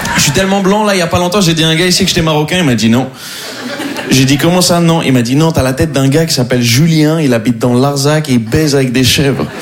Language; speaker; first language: French; native; French